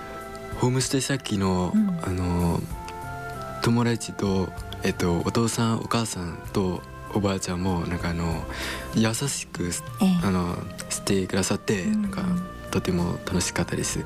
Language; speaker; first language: Japanese; non-native, learner; Khmer